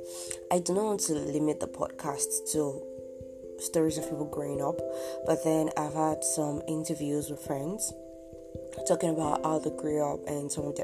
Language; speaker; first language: English; non-native, local second language; Yoruba